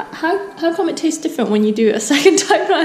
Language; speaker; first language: English; native; English